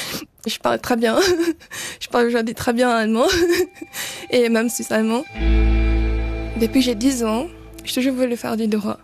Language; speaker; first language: French; early bilingual, other home language; Portuguese